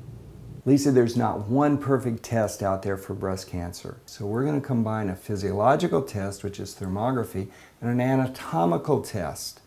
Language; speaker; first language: English; native; English